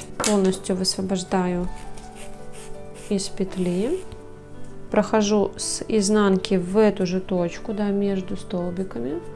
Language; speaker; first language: Russian; native; Russian